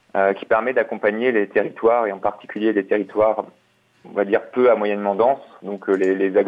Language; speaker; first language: French; native; French